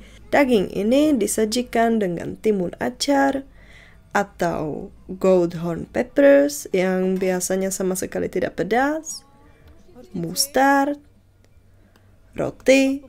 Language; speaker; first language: Indonesian; non-native, fluent; Czech